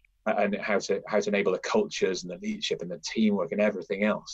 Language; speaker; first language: English; native; English